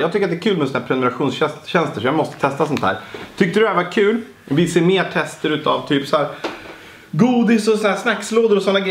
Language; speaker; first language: Swedish; native; Swedish